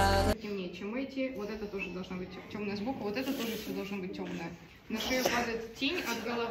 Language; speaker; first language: Russian; native; Russian